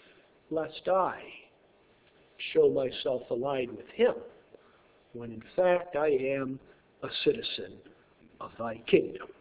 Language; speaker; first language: English; native; English